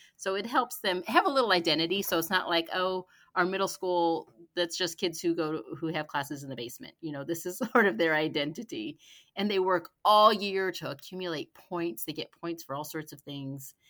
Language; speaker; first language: English; native; English